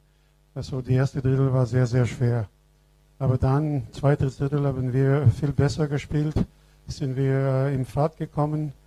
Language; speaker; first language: German; non-native, fluent; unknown